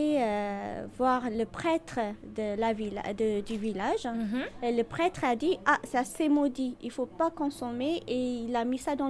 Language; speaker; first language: French; non-native, fluent; Amharic